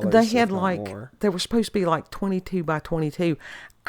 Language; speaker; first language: English; native; English